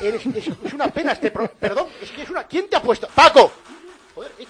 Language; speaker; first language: Spanish; native; Spanish